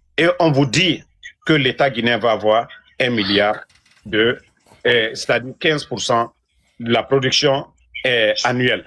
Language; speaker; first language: French; non-native, local second language; Mandingo